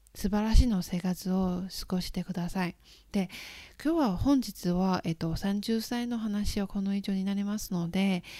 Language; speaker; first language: Japanese; non-native, learner; Chinese